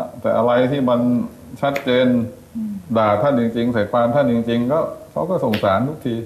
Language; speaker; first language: Thai; native; Thai